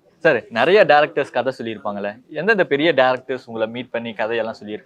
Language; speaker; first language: Tamil; native; Tamil